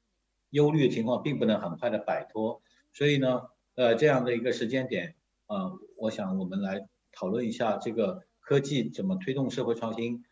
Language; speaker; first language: Chinese; native; Chinese